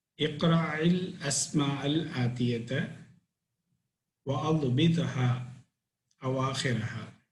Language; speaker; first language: Arabic; non-native, fluent; Tamil